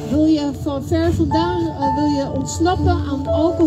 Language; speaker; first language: Dutch; non-native, local second language; Papiamento